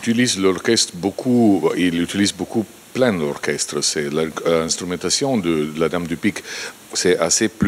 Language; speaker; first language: French; non-native, fluent; Slovenian